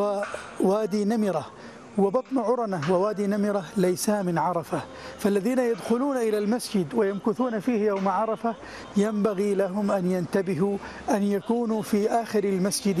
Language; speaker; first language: Arabic; native; Arabic